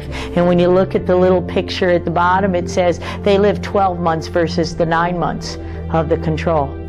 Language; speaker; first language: English; native; English